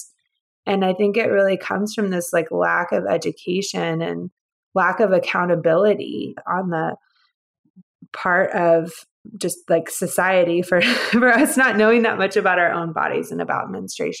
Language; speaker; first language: English; native; English